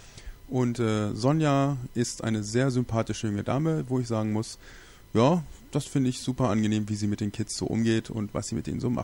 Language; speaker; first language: German; native; German